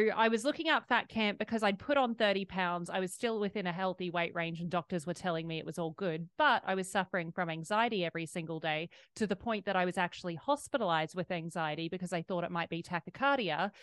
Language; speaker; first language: English; native; English